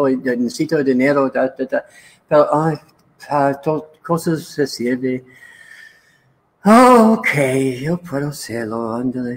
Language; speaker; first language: Spanish; non-native, learner; English